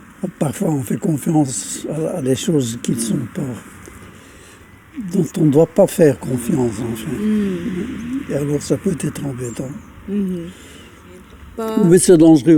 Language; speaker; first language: French; non-native, local second language; Dutch